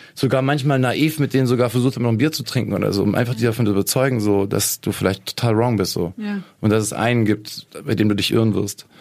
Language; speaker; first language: German; native; German